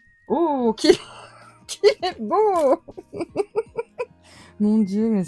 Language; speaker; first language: French; native; French